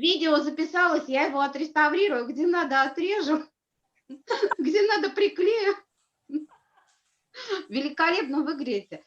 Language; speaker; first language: Russian; native; Russian